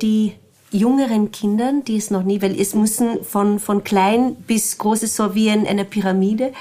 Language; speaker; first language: German; non-native, fluent; Portuguese